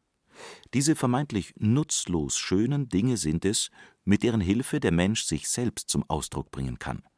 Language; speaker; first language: German; native; German